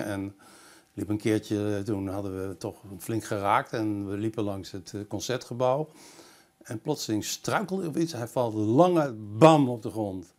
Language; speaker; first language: Dutch; native; Dutch